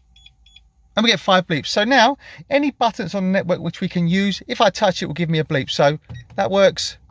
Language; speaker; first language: English; native; English